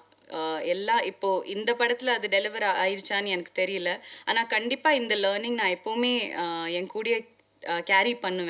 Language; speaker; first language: Tamil; non-native, local second language; Malayalam